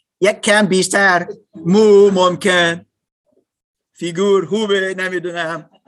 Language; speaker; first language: Persian; non-native, learner; German